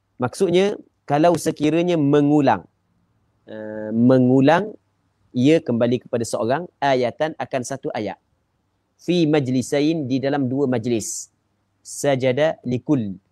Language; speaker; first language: Malay; native; Malay